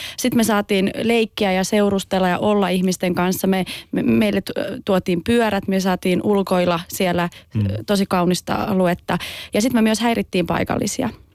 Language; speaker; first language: Finnish; early bilingual, other home language; Albanian